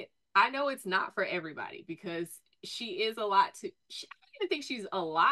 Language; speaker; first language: English; native; English